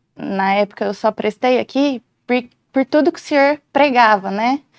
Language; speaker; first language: Portuguese; native; Portuguese